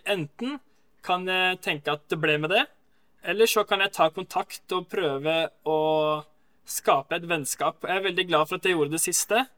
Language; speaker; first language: Norwegian; native; Norwegian